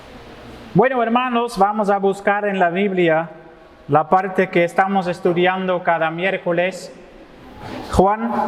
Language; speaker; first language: Spanish; non-native, fluent; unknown